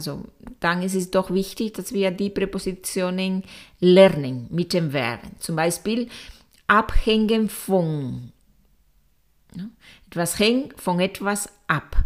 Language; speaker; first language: German; non-native, fluent; Spanish